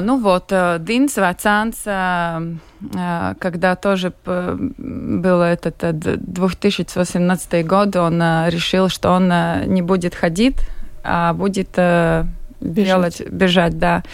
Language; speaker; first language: Russian; non-native, local second language; Latvian